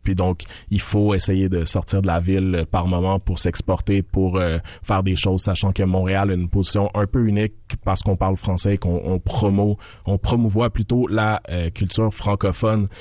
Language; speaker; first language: French; native; French